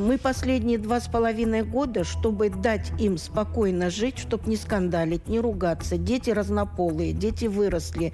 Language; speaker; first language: Russian; native; Russian